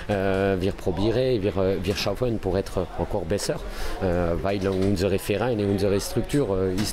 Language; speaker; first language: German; non-native, learner; French